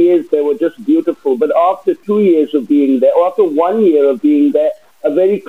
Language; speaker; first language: English; native; English